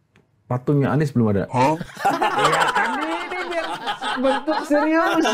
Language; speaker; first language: Indonesian; native; Indonesian